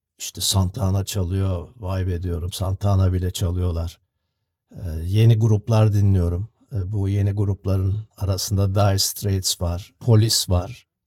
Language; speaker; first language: Turkish; native; Turkish